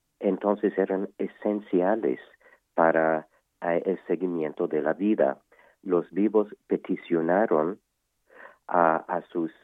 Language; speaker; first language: Spanish; non-native, fluent; English